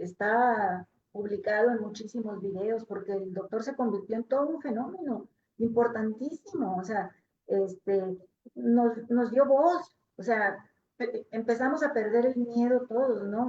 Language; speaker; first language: Spanish; native; Spanish